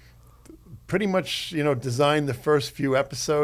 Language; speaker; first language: English; native; English